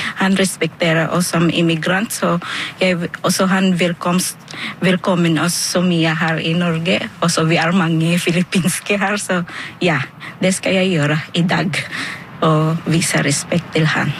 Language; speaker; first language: Norwegian; non-native, learner; Filipino